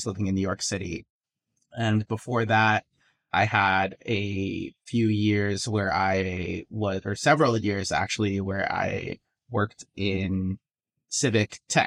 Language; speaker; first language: English; native; English